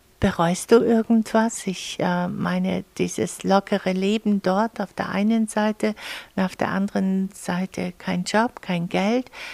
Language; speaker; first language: German; native; German